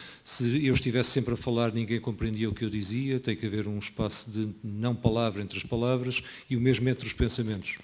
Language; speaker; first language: Portuguese; native; Portuguese